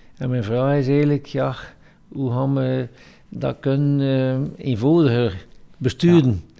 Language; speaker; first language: Dutch; native; Dutch